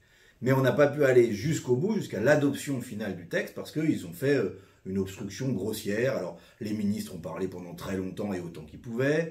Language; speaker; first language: French; native; French